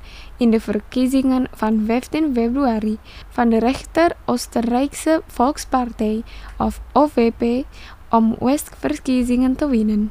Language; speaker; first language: Dutch; non-native, fluent; Indonesian